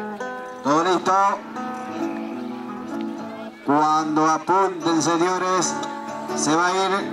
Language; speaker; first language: Spanish; native; Spanish